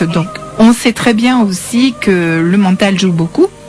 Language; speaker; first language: French; native; French